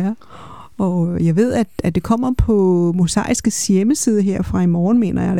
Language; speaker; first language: Danish; native; Danish